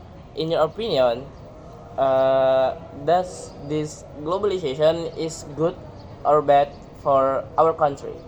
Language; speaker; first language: English; non-native, learner; Indonesian